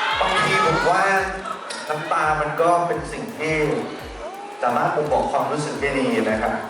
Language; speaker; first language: Thai; native; Thai